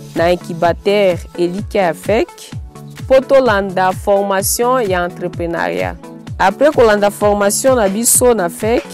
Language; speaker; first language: Lingala; native; Lingala